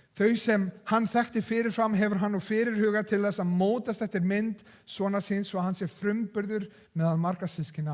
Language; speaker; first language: Icelandic; non-native, fluent; English